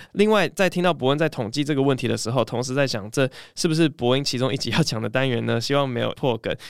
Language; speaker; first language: Chinese; early bilingual, other home language; English